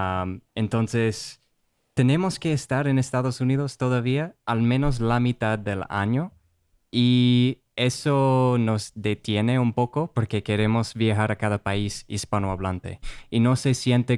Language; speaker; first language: Spanish; non-native, fluent; English